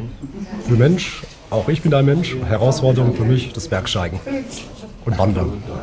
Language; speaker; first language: German; native; German